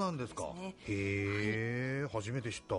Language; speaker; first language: Japanese; native; Japanese